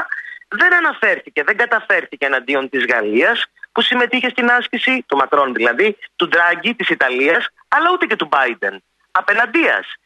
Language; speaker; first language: Greek; native; Greek